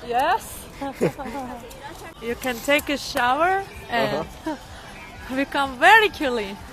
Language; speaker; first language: English; non-native, learner; Persian